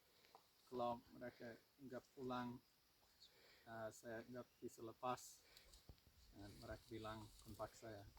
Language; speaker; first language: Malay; non-native, learner; English